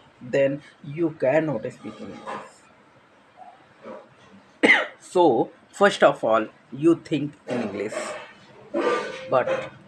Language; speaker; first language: English; non-native, learner; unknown